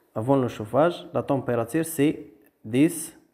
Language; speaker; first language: French; non-native, local second language; Arabic